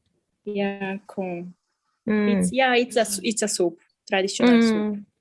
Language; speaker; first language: English; non-native, fluent; Japanese